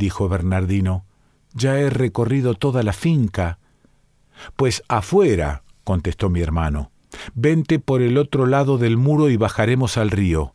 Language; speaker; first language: Spanish; native; Spanish